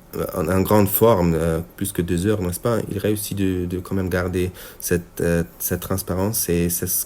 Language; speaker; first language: French; non-native, fluent; Hungarian